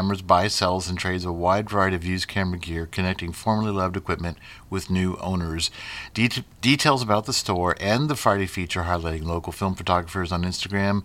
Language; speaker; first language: English; native; English